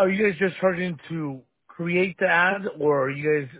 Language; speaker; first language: English; early bilingual, other home language; Spanish